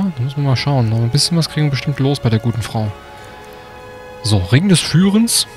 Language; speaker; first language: German; native; German